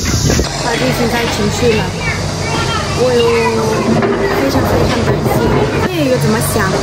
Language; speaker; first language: Chinese; non-native, learner; Ukrainian